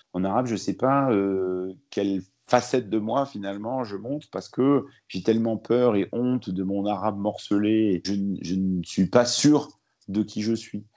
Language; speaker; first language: French; early bilingual, other home language; Arabic